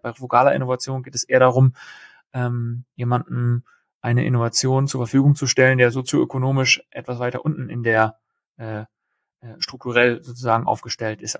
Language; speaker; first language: German; native; German